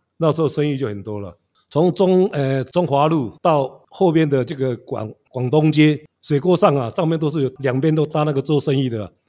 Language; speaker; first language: Chinese; native; Chinese